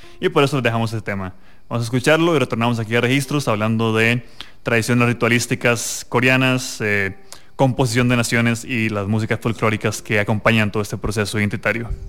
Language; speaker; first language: Spanish; native; Spanish